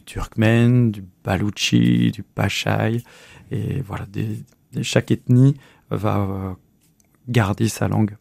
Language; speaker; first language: French; native; French